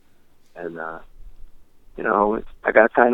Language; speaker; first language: English; native; English